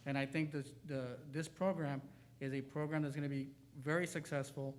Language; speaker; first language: English; native; English